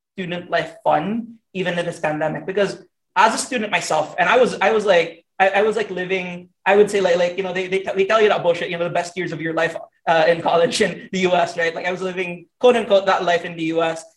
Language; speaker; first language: English; non-native, local second language; Hiligaynon